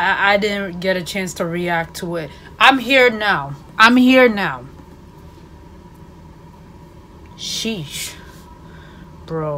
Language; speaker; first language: English; native; English